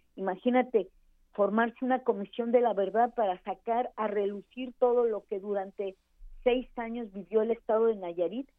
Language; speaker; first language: Spanish; native; Spanish